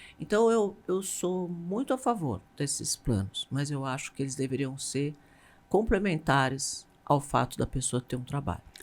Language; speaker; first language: Portuguese; native; Portuguese